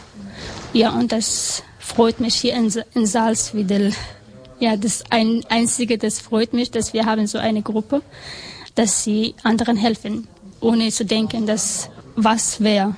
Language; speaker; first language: German; non-native, learner; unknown